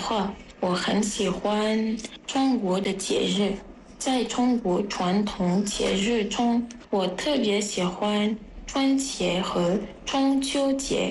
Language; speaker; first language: Chinese; non-native, learner; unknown